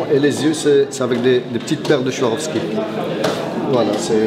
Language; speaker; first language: French; non-native, local second language; Arabic